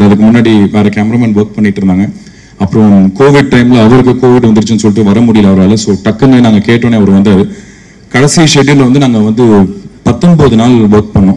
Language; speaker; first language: Tamil; native; Tamil